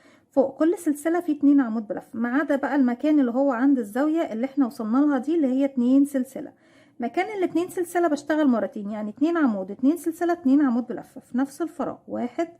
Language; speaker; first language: Arabic; native; Arabic